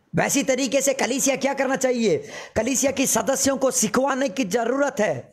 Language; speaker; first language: Hindi; non-native, local second language; Malayalam